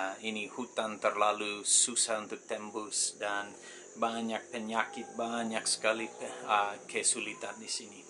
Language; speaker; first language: Indonesian; non-native, fluent; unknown